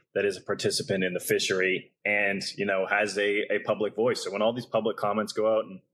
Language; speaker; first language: English; native; English